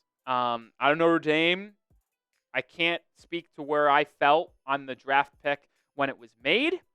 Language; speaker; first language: English; native; English